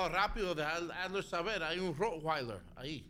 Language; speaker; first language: Spanish; early bilingual, other home language; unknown